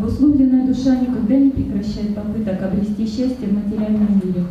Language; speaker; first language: Russian; native; Russian